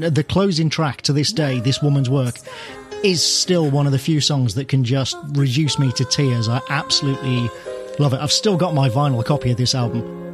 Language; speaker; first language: English; native; English